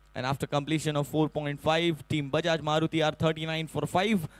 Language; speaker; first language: English; non-native, local second language; Marathi